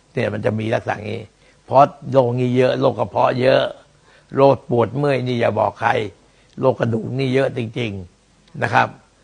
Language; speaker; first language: Thai; early bilingual, other home language; Min Nan Chinese